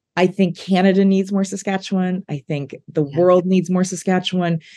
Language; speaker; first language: English; native; English